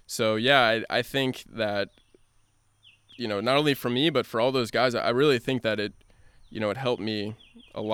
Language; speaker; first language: English; native; English